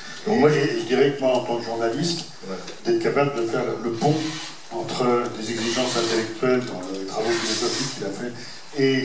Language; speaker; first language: French; native; French